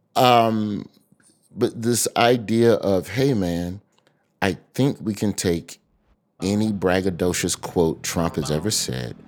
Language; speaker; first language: English; native; English